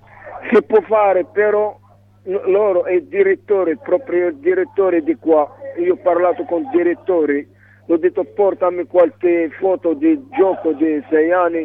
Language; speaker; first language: Italian; non-native, learner; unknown